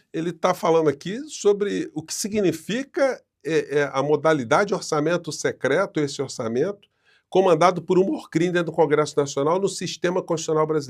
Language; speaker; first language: Portuguese; native; Portuguese